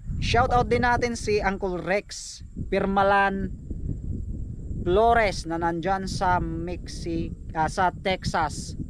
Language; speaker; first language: Filipino; native; Filipino